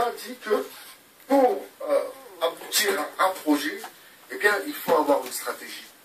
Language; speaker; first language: French; native; French